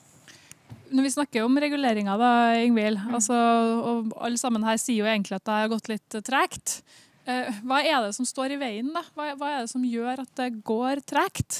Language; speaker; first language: Norwegian; native; Norwegian